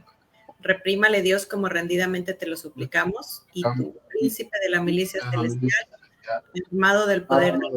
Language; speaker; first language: Spanish; native; Spanish